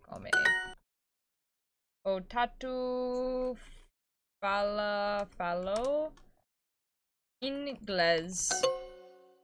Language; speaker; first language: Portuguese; non-native, learner; English